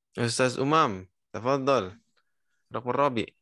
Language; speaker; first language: Arabic; non-native, fluent; Indonesian